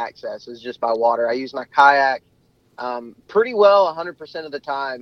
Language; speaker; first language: English; native; English